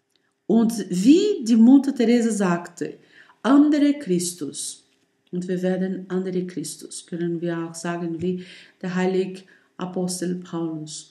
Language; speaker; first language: German; non-native, learner; Portuguese